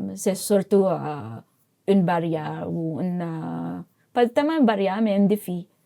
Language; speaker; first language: French; non-native, fluent; Filipino